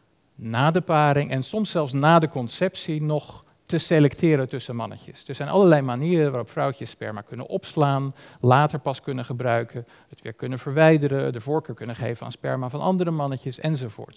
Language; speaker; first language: Dutch; native; Dutch